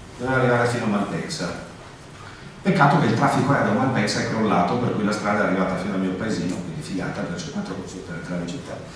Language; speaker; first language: Italian; early bilingual, heritage; Italian